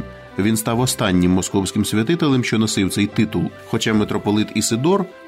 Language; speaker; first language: Ukrainian; native; Ukrainian